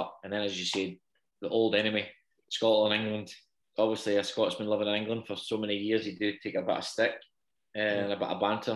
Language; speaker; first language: English; native; English